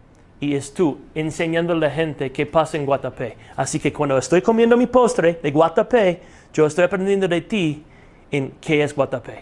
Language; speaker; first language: Spanish; non-native, fluent; English